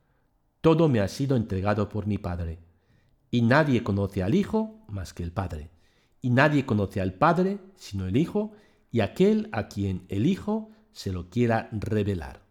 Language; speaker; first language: Spanish; native; Spanish